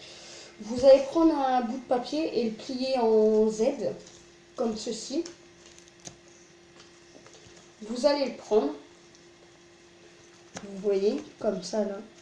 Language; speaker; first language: French; native; French